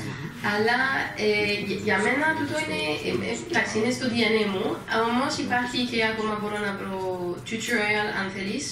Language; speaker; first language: Greek; non-native, fluent; French